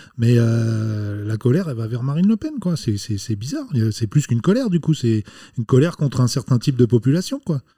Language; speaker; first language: French; native; French